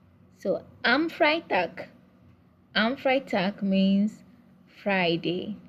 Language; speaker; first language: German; non-native, learner; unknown